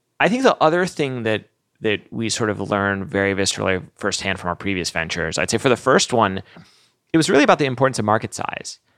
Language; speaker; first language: English; native; English